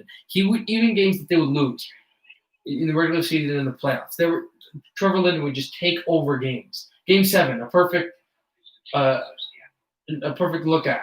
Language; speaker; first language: English; native; English